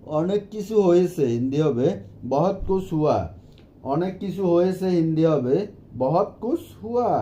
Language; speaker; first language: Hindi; non-native, learner; Bangla